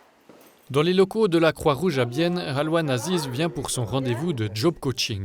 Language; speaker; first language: French; native; French